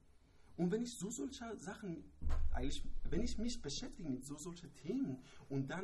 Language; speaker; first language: German; non-native, learner; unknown